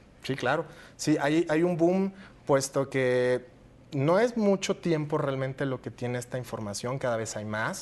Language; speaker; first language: Spanish; native; Spanish